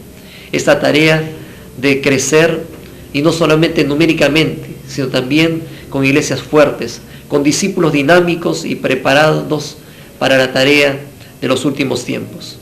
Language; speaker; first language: Spanish; native; Spanish